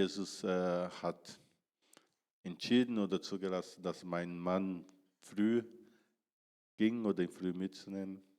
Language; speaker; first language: German; non-native, fluent; Portuguese